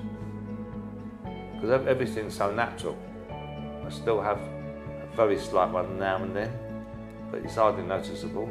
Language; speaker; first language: English; native; English